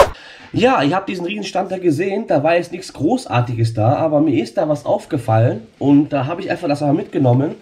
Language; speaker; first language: German; native; German